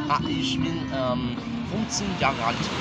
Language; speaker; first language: German; non-native, learner; Spanish